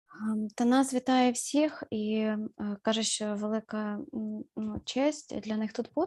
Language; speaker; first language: Ukrainian; native; Ukrainian